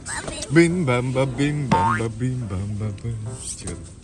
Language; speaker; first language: Japanese; early bilingual, other home language; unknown